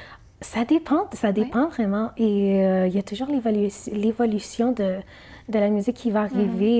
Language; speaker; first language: French; non-native, fluent; Arabic